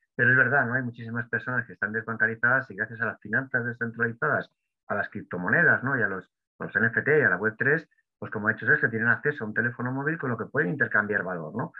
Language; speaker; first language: Spanish; native; Spanish